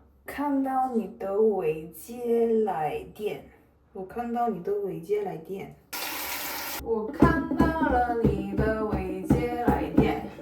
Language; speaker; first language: Chinese; non-native, learner; Korean